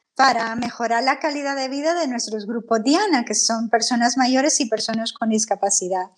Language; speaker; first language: Spanish; native; Spanish